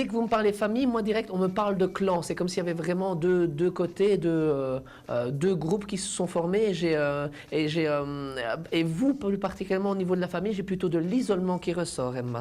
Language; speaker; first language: French; native; French